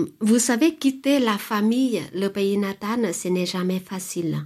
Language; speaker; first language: French; non-native, fluent; Vietnamese